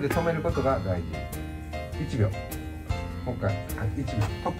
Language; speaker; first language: Japanese; native; Japanese